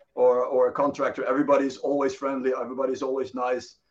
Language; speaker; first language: English; non-native, fluent; Dutch